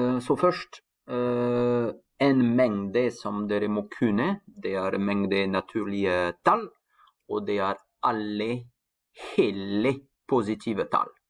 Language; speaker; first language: Norwegian; non-native, fluent; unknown